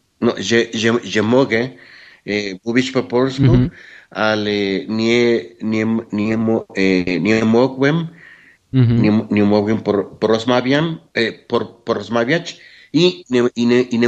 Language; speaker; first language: Polish; non-native, learner; Spanish